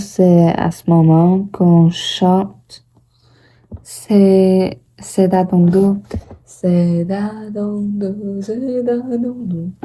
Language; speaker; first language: French; non-native, learner; Portuguese